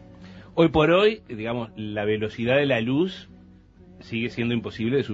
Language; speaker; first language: Spanish; native; Spanish